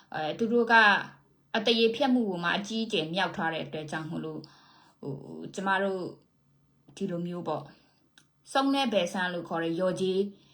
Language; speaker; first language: Burmese; native; Burmese